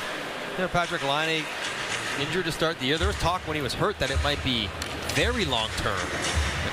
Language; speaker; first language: English; native; English